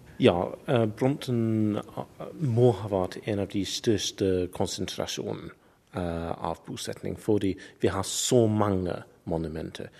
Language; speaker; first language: Norwegian; non-native, learner; English